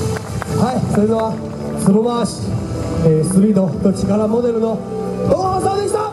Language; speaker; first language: Japanese; non-native, fluent; Chinese